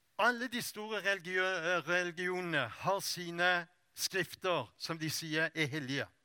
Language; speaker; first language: Norwegian; native; Norwegian